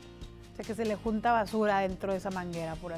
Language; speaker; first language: Spanish; native; Spanish